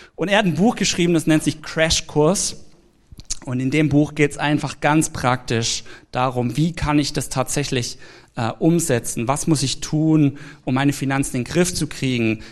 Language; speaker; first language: German; native; German